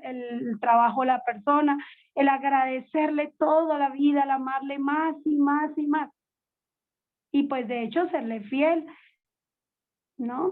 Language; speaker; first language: Spanish; native; Spanish